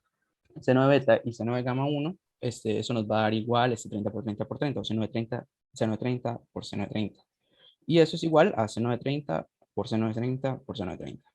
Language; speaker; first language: Spanish; native; Spanish